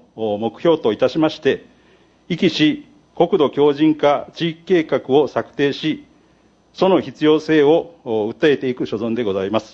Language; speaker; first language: Japanese; native; Japanese